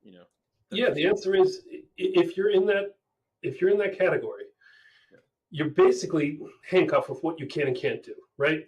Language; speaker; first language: English; native; English